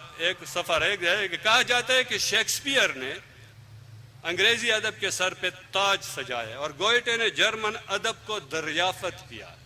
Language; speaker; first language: Urdu; non-native, local second language; Pashto